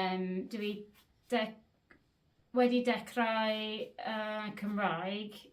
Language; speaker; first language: Welsh; non-native, learner; English